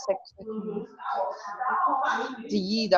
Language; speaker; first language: French; non-native, learner; Portuguese